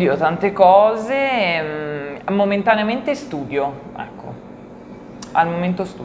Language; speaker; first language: Italian; native; Italian